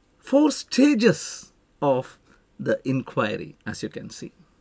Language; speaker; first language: English; non-native, local second language; Tamil